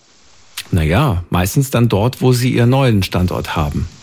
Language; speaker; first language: German; native; German